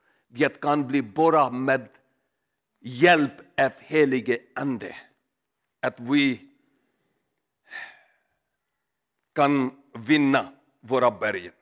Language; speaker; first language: Swedish; non-native, learner; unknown